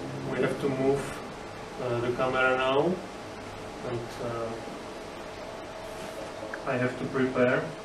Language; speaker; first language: English; non-native, learner; Czech